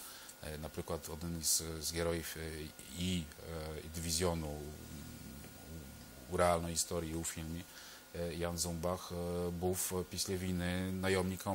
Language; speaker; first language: Ukrainian; non-native, fluent; Polish